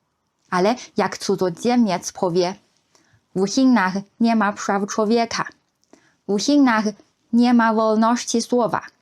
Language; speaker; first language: Polish; non-native, fluent; Chinese